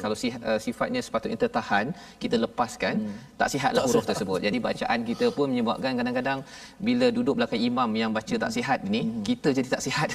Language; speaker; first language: Malay; native; Malay